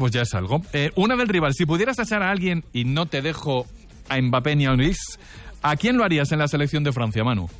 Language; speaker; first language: Spanish; native; Spanish